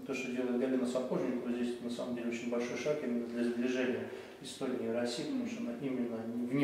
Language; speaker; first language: Russian; native; Russian